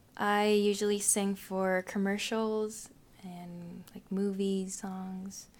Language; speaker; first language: English; non-native, fluent; Japanese